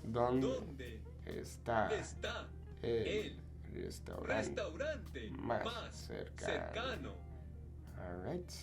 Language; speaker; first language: Spanish; non-native, fluent; English